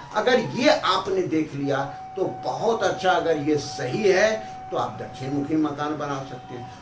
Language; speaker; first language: Hindi; native; Hindi